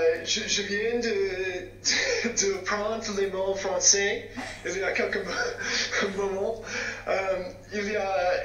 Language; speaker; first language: French; non-native, fluent; English